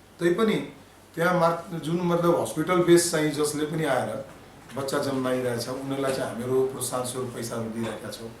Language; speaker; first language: Nepali; non-native, local second language; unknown